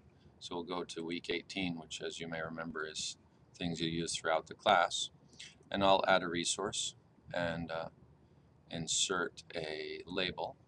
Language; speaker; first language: English; native; English